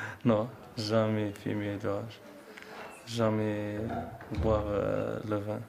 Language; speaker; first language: French; non-native, learner; Arabic